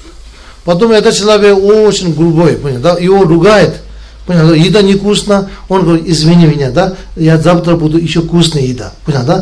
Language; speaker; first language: Russian; non-native, learner; Tibetan